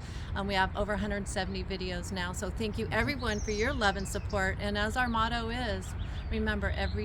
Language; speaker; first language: English; native; English